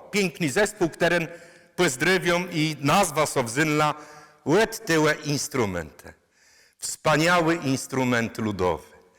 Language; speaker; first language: Polish; non-native, local second language; Kashubian